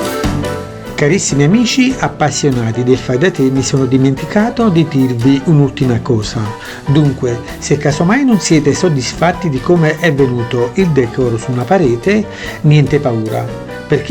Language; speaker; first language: Italian; native; Italian